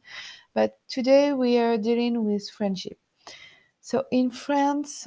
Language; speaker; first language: English; non-native, learner; French